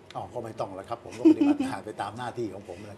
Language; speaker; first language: Thai; native; Thai